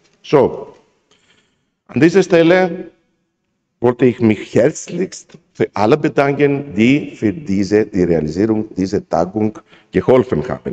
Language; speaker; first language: German; non-native, fluent; Greek